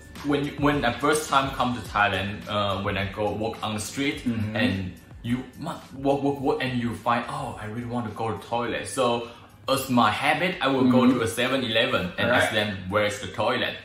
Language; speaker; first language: English; non-native, learner; Chinese